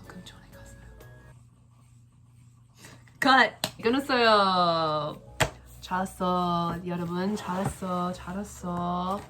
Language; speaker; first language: Korean; non-native, learner; English